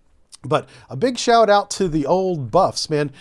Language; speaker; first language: English; native; English